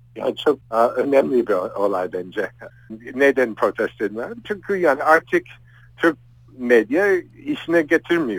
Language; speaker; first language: Turkish; non-native, fluent; English